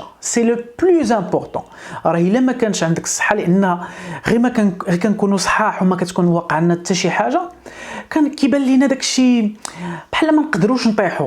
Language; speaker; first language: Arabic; native; Arabic